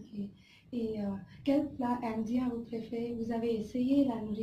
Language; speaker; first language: French; non-native, learner; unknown